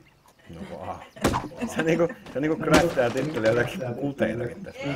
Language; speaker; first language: Finnish; native; Finnish